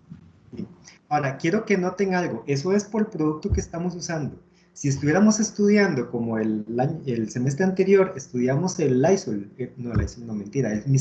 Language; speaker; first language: Spanish; native; Spanish